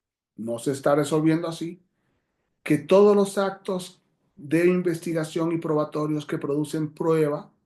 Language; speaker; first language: Spanish; native; Spanish